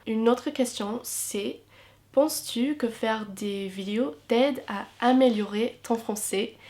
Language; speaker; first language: French; non-native, fluent; English